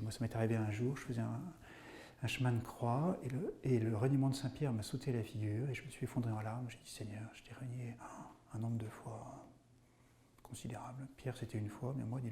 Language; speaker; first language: French; native; French